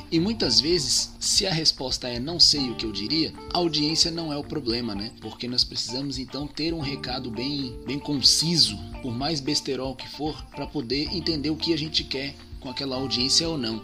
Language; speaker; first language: Portuguese; native; Portuguese